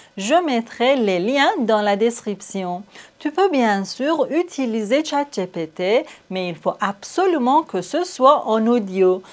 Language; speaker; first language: French; non-native, fluent; Persian